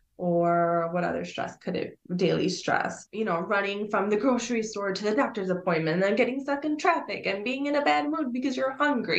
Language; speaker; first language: English; early bilingual, other home language; Spanish